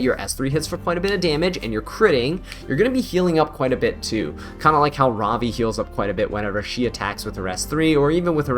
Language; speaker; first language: English; native; English